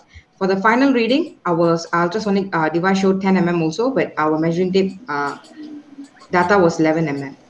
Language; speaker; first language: English; non-native, local second language; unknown